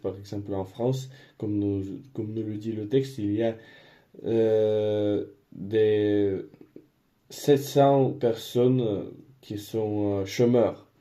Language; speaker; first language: French; non-native, learner; Spanish